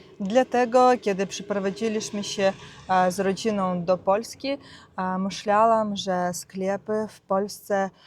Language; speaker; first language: Polish; non-native, learner; Ukrainian